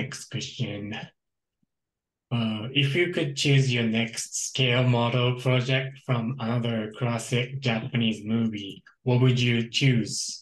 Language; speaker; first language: English; non-native, local second language; Japanese